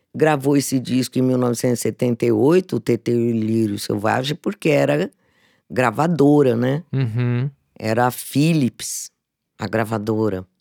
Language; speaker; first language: Portuguese; native; Portuguese